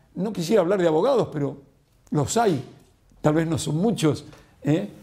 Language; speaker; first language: Spanish; native; Spanish